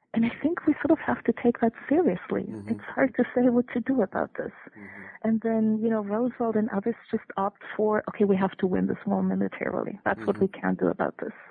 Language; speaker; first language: English; non-native, fluent; German